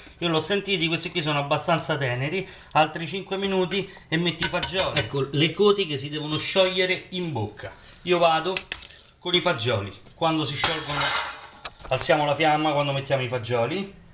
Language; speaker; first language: Italian; native; Italian